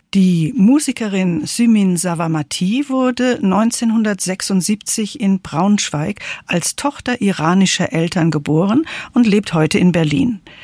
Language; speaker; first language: German; native; German